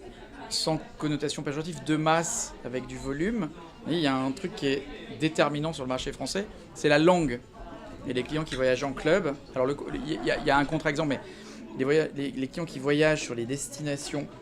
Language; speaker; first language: French; native; French